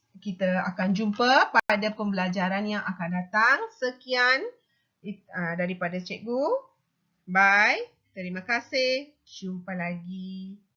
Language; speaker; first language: Malay; non-native, local second language; Tamil